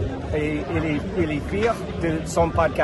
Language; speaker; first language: French; non-native, fluent; English